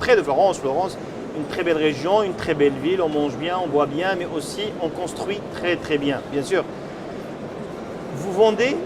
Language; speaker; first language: French; non-native, local second language; Arabic